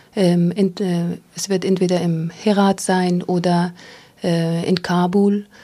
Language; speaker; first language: German; non-native, fluent; Pashto